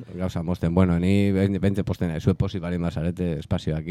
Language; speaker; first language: Basque; native; Basque